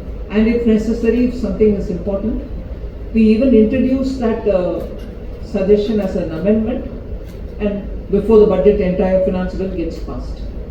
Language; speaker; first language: English; non-native, local second language; Tamil